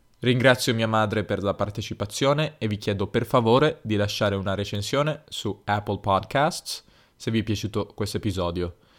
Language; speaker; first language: Italian; native; Italian